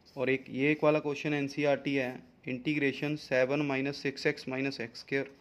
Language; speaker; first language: Hindi; non-native, local second language; Punjabi